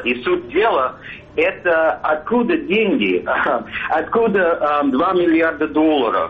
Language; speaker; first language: Russian; non-native, fluent; English